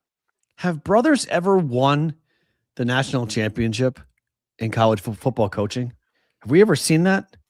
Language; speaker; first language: English; native; English